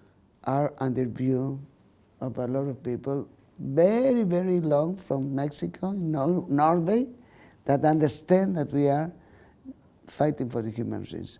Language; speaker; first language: English; non-native, learner; Spanish